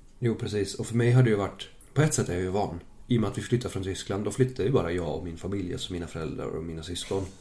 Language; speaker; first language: Swedish; early bilingual, other home language; German